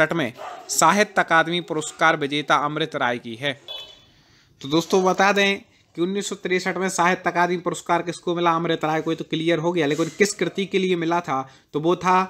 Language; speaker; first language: Hindi; native; Hindi